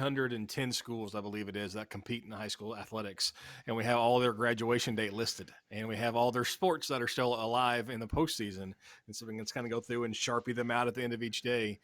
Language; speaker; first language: English; native; English